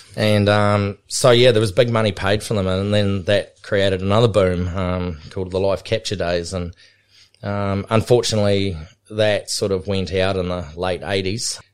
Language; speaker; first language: English; native; English